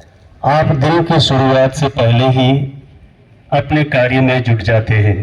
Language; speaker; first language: Hindi; native; Hindi